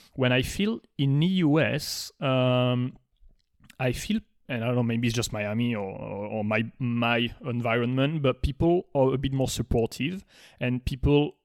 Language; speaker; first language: English; non-native, fluent; Spanish